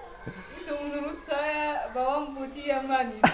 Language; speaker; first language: Indonesian; non-native, learner; Arabic